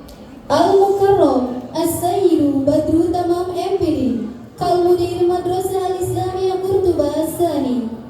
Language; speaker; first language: Arabic; non-native, learner; Indonesian